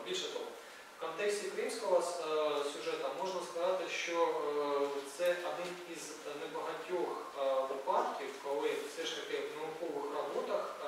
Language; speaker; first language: Ukrainian; native; Ukrainian